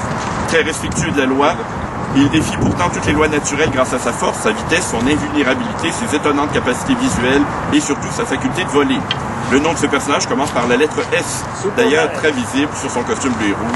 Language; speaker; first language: French; native; French